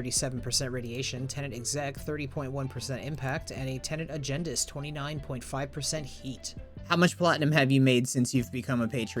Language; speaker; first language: English; native; English